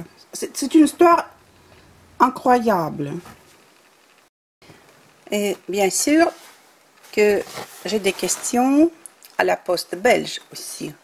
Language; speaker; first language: French; non-native, fluent; Russian